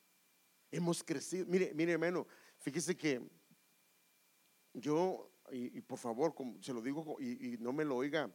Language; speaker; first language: Spanish; native; Spanish